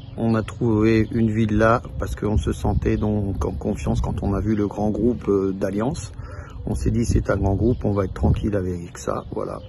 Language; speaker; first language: French; native; French